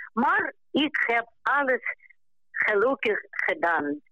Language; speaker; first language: Dutch; non-native, local second language; Ukrainian